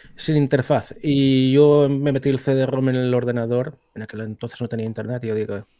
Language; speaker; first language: Spanish; native; Spanish